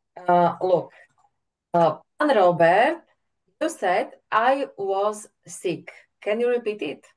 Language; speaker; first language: English; non-native, fluent; Slovak